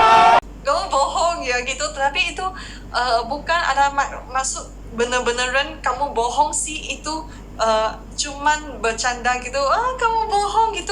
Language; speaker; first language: Indonesian; non-native, fluent; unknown